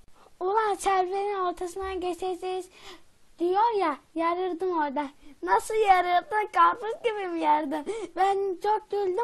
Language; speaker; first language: Turkish; native; Turkish